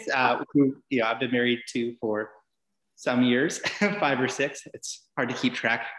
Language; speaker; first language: English; native; English